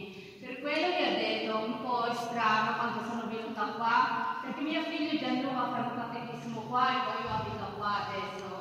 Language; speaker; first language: Italian; non-native, learner; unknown